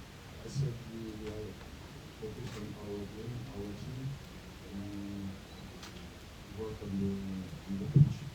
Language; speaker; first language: English; non-native, learner; French